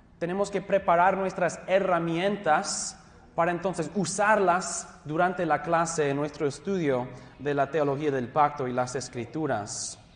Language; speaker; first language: Spanish; non-native, fluent; English